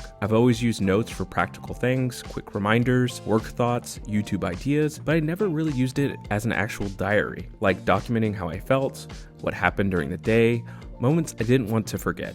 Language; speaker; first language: English; native; English